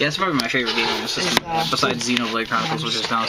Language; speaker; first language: English; native; English